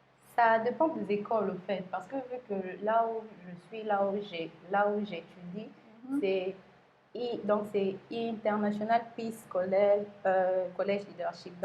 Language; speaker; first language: French; non-native, local second language; Lingala